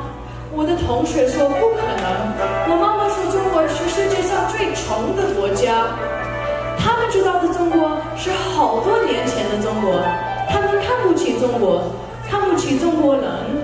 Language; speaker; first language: Chinese; early bilingual, heritage; Chinese